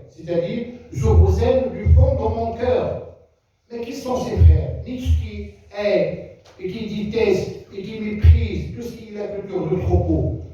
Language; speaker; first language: French; non-native, local second language; Arabic